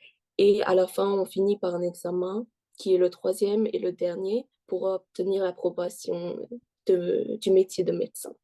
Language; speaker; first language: French; early bilingual, heritage; French